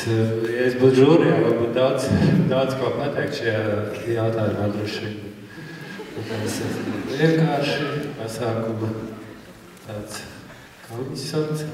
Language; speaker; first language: Latvian; native; Latvian